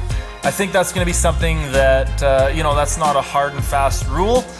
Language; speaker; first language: English; native; English